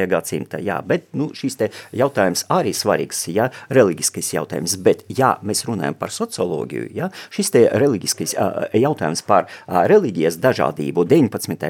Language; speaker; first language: Latvian; non-native, local second language; Russian